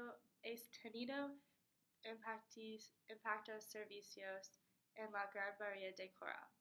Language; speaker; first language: Spanish; non-native, learner; English